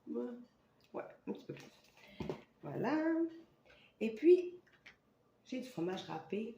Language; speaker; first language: French; native; French